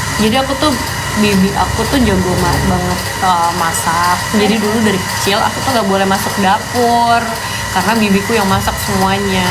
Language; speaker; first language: Indonesian; native; Indonesian